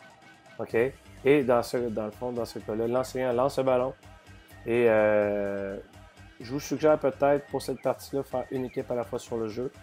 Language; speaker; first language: French; native; French